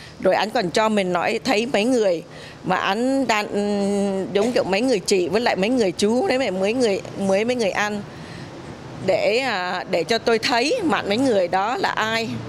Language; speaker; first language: Vietnamese; native; Vietnamese